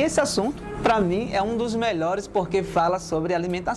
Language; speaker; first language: Portuguese; native; Portuguese